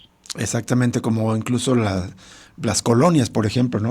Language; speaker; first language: Spanish; native; Spanish